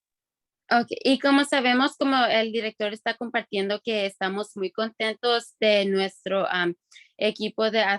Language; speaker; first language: Spanish; early bilingual, other home language; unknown